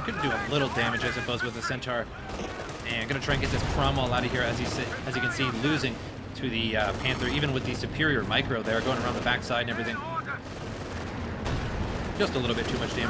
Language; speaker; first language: English; native; English